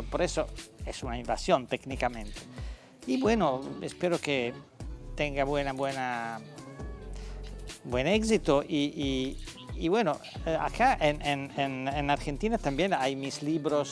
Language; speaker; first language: Spanish; non-native, fluent; Italian